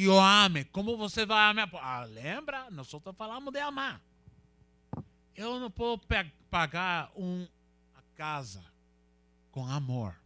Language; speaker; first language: Portuguese; non-native, learner; Spanish